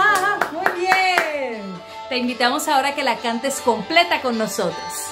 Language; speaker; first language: Spanish; native; Spanish